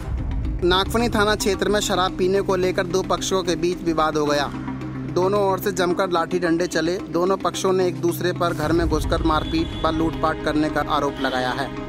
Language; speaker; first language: Hindi; native; Hindi